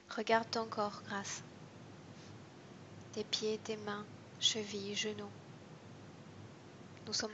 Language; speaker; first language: French; native; French